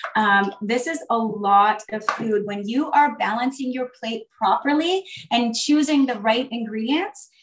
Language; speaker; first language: English; native; English